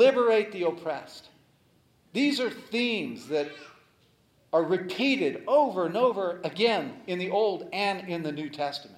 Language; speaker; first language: English; native; English